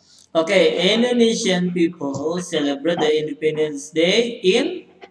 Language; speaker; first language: English; non-native, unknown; Indonesian